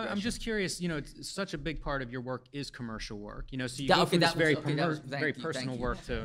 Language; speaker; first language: English; native; English